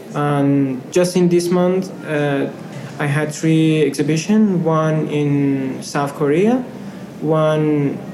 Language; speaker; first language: English; non-native, fluent; Persian